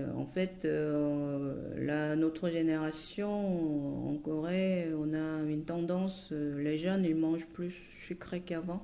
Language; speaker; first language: French; non-native, fluent; Korean